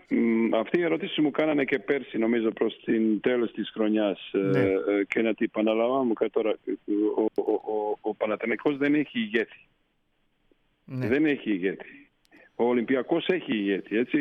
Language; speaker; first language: Greek; non-native, fluent; Slovenian